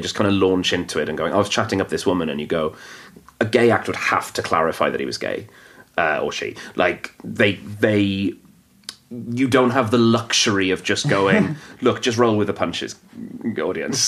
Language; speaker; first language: English; non-native, local second language; Welsh